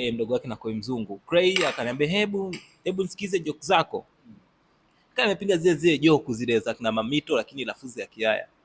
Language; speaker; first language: Swahili; native; Swahili